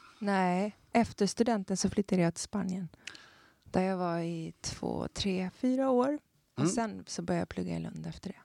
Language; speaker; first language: Swedish; native; Swedish